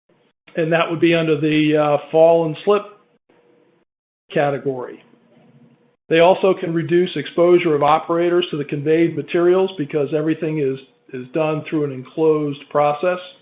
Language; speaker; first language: English; native; English